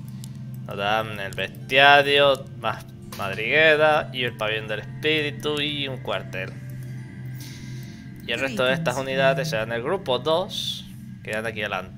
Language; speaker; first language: Spanish; native; Spanish